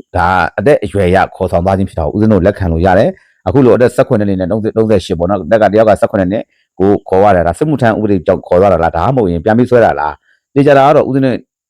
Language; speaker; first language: Burmese; native; Burmese